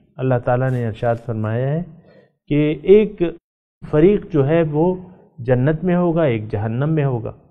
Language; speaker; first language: Urdu; non-native, local second language; Pashto